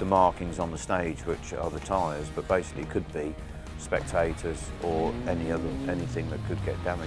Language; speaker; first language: English; native; English